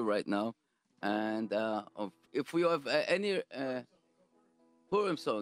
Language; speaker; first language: English; non-native, fluent; Hebrew